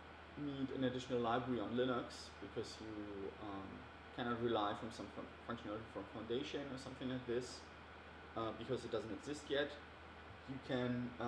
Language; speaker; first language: English; non-native, fluent; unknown